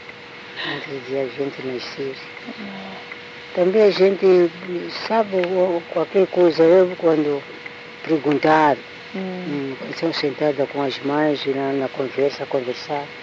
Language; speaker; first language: Portuguese; non-native, local second language; Tsonga